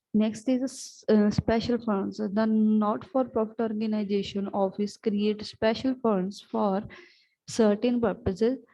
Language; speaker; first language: English; non-native, local second language; Punjabi